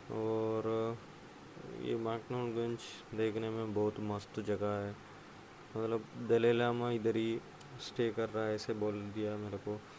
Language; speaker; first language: Hindi; non-native, local second language; Malayalam